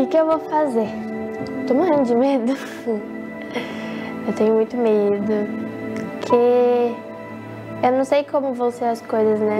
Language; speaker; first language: Portuguese; native; Portuguese